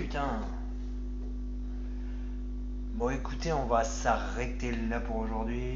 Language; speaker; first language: French; native; French